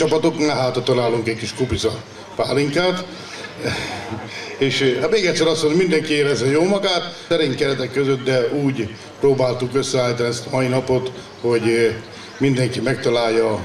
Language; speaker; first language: Hungarian; native; Hungarian